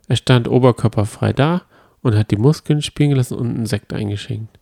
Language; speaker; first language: German; native; German